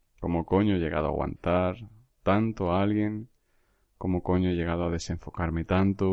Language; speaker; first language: Spanish; native; Spanish